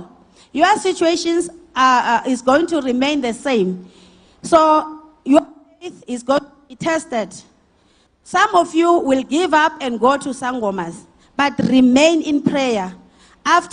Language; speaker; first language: English; non-native, local second language; Northern Sotho